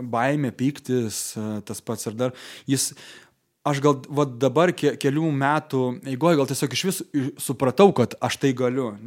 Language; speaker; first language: Lithuanian; native; Lithuanian